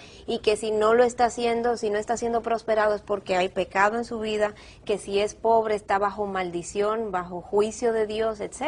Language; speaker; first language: Spanish; native; Spanish